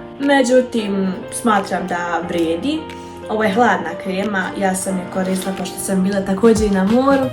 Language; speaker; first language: Bosnian; early bilingual, heritage; Bosnian